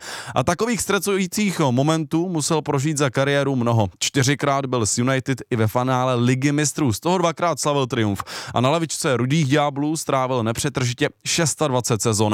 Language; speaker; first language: Czech; native; Czech